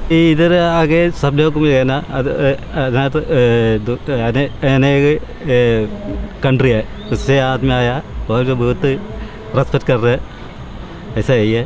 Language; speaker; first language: Hindi; non-native, local second language; Malayalam